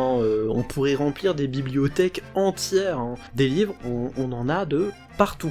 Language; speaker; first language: French; native; French